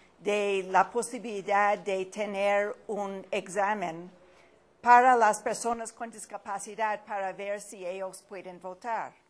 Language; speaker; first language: Spanish; non-native, fluent; English